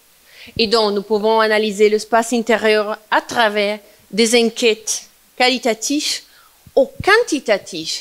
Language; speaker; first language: French; non-native, fluent; Italian